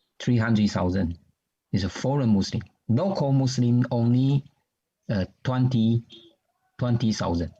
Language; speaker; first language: English; non-native, learner; Chinese